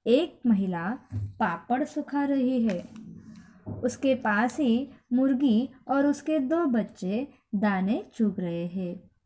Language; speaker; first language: Hindi; non-native, local second language; Marathi